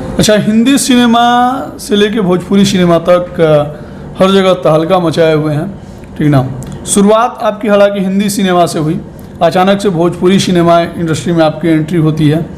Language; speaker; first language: Hindi; native; Hindi